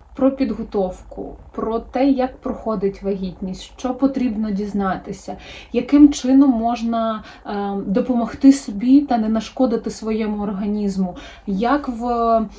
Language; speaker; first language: Ukrainian; non-native, local second language; Russian